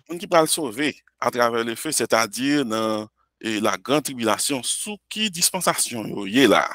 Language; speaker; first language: French; non-native, local second language; Haitian Creole